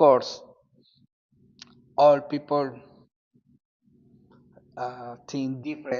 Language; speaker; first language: English; non-native, learner; Spanish